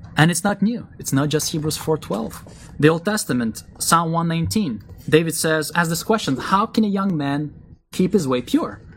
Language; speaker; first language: English; early bilingual, other home language; Russian